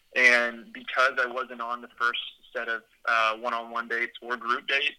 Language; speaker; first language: English; native; English